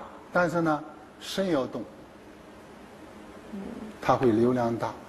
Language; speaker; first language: Chinese; native; Chinese